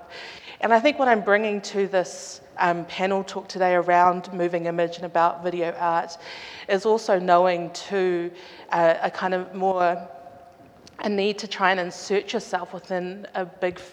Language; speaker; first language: English; native; English